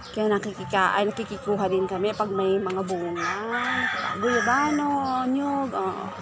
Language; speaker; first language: Filipino; non-native, local second language; Cebuano